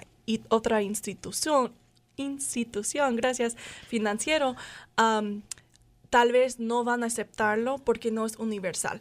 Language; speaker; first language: Spanish; non-native, learner; English